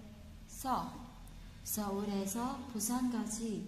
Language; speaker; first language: Korean; non-native, fluent; Vietnamese